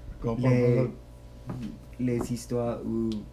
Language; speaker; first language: French; non-native, learner; English